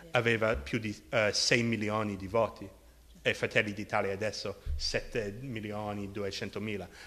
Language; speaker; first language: Italian; non-native, fluent; English